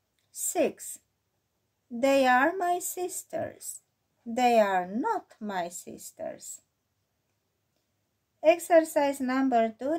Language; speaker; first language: English; non-native, fluent; Romanian